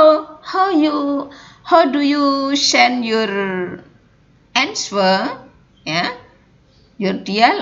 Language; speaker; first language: English; non-native, fluent; Indonesian